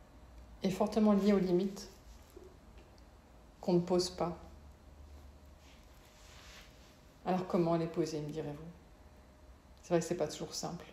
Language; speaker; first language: French; native; French